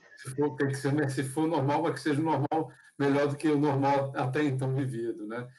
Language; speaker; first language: Portuguese; native; Portuguese